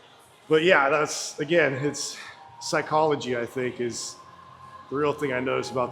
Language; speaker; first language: English; native; English